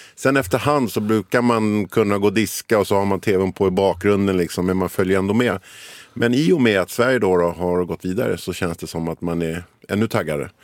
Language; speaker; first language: Swedish; early bilingual, other home language; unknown